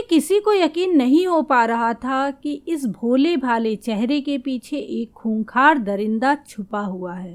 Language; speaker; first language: Hindi; native; Hindi